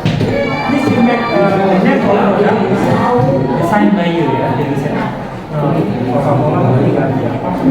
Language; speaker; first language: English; non-native, learner; Indonesian